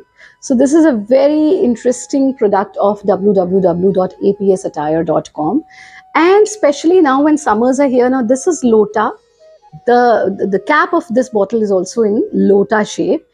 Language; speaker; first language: English; non-native, local second language; Hindi